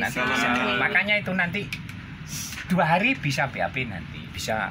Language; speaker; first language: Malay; non-native, local second language; Javanese